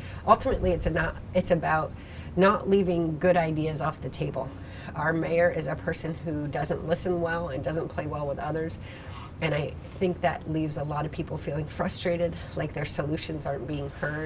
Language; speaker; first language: English; native; English